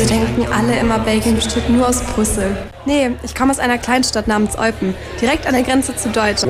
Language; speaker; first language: German; native; German